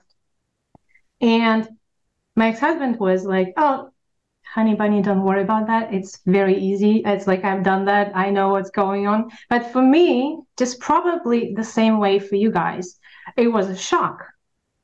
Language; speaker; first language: English; non-native, fluent; Russian